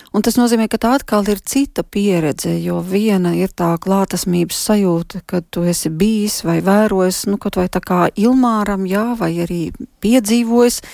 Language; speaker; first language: Latvian; native; Latvian